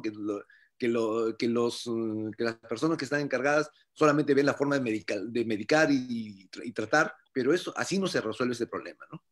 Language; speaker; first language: Spanish; native; Spanish